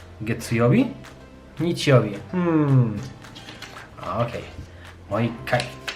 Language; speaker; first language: Japanese; non-native, fluent; Polish